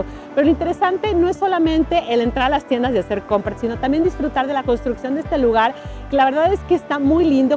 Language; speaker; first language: Spanish; native; Spanish